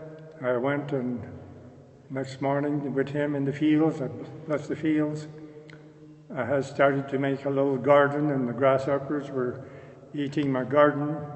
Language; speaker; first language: English; non-native, local second language; French